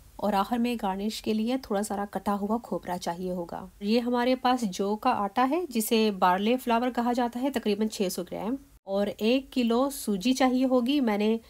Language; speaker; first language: Urdu; native; Urdu